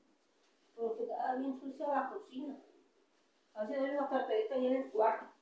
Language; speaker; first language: Spanish; native; Spanish